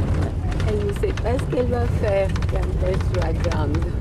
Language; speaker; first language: French; non-native, fluent; Russian